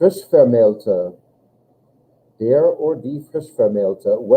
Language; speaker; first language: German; non-native, fluent; English